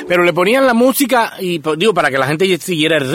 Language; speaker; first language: Spanish; native; Spanish